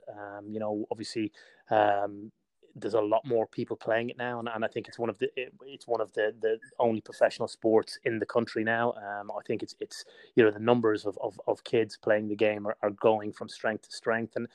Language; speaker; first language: English; native; English